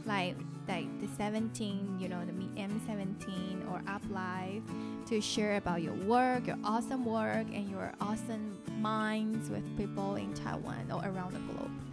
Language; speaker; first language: English; non-native, fluent; Chinese